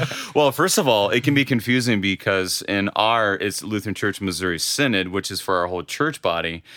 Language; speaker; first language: English; native; English